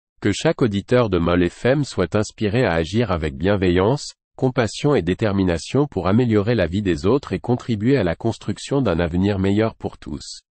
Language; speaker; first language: French; non-native, local second language; Haitian Creole